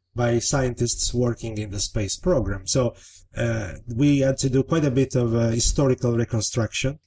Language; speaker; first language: English; non-native, fluent; Italian